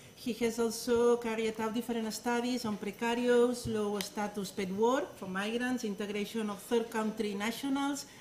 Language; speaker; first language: English; non-native, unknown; Spanish